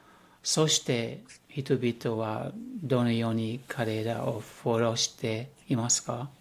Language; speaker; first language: Japanese; non-native, learner; English